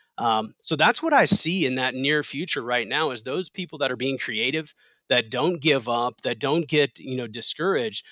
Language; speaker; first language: English; native; English